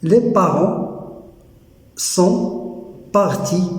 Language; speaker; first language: French; non-native, local second language; Arabic